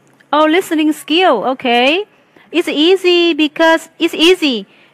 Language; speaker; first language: English; non-native, fluent; Vietnamese